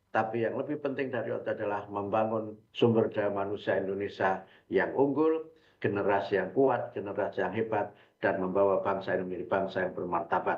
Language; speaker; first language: Indonesian; native; Indonesian